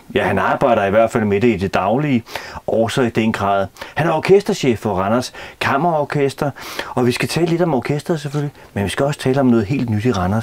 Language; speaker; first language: Danish; native; Danish